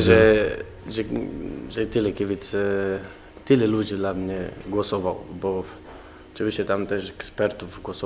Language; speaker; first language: Polish; non-native, fluent; Spanish